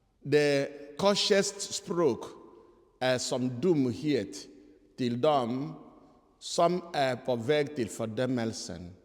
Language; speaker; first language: Swedish; non-native, fluent; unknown